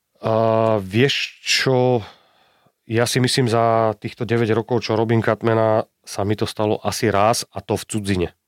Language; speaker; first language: Slovak; native; Slovak